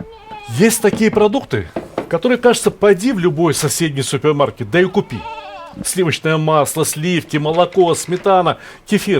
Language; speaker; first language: Russian; native; Russian